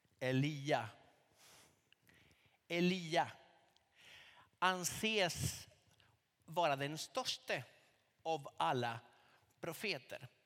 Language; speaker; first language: Swedish; non-native, fluent; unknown